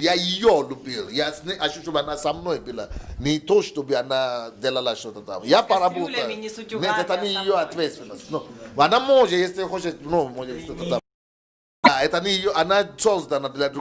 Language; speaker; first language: Russian; non-native, learner; Yoruba